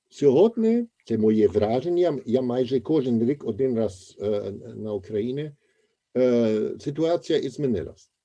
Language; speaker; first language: Ukrainian; non-native, fluent; German